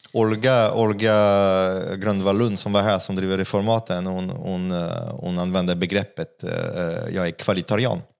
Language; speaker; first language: Swedish; non-native, fluent; French